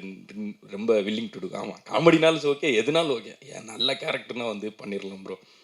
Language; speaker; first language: Tamil; native; Tamil